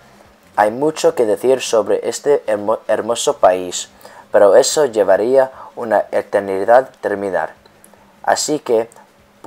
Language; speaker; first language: Spanish; non-native, learner; English